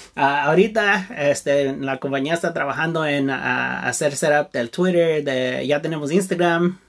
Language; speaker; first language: Spanish; early bilingual, heritage; Spanish